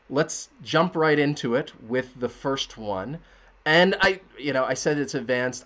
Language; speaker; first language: English; native; English